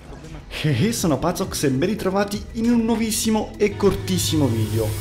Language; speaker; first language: Italian; native; Italian